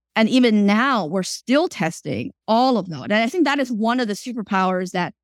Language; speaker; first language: English; early bilingual, other home language; Chinese